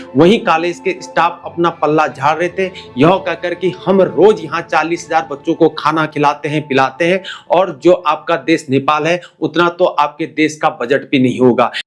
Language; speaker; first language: Hindi; native; Hindi